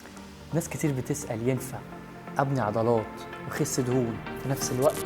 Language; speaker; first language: Arabic; native; Arabic